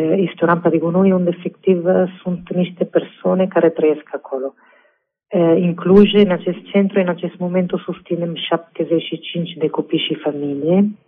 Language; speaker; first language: Romanian; non-native, fluent; Italian